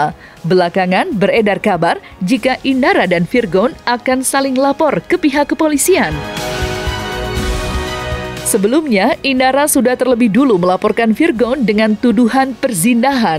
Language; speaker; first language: Indonesian; native; Indonesian